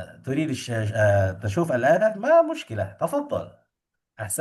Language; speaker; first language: Arabic; non-native, fluent; Indonesian